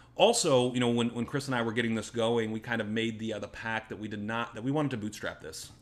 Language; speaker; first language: English; native; English